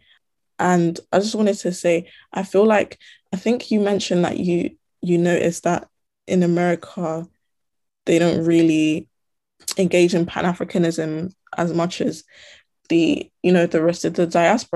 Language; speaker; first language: English; native; English